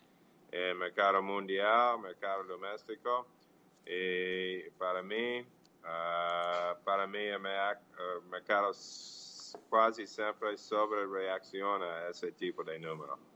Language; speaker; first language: Portuguese; non-native, fluent; English